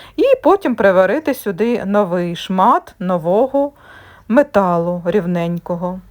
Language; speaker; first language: Ukrainian; native; Ukrainian